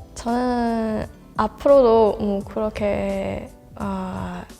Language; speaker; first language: Korean; non-native, fluent; Burmese